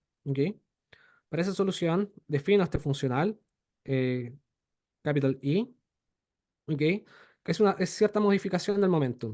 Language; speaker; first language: Spanish; native; Spanish